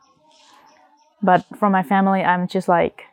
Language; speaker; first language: English; non-native, learner; Vietnamese